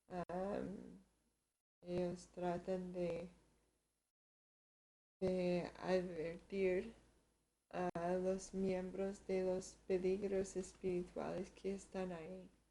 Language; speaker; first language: Spanish; early bilingual, heritage; Spanish